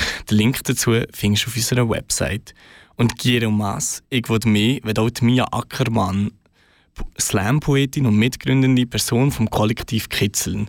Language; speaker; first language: German; native; German